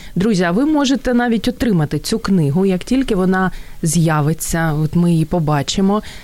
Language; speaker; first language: Ukrainian; native; Ukrainian